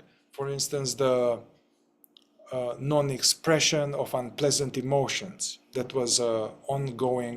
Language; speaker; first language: English; non-native, fluent; Romanian